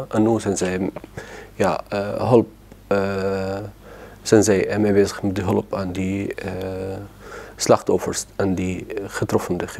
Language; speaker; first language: Dutch; non-native, learner; Arabic